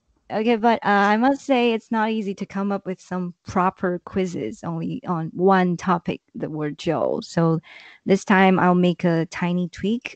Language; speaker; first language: English; non-native, fluent; Chinese